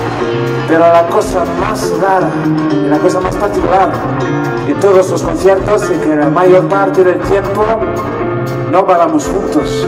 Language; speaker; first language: Spanish; non-native, fluent; French